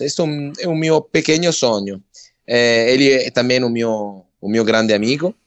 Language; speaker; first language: Portuguese; non-native, learner; Italian